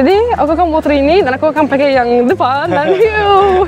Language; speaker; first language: Indonesian; non-native, fluent; Turkish